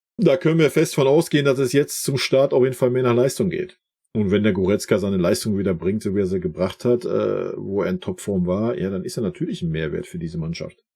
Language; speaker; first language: German; native; German